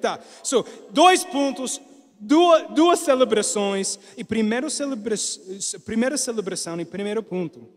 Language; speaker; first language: Portuguese; non-native, learner; English